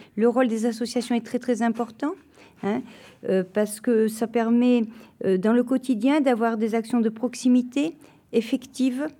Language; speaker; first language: French; native; French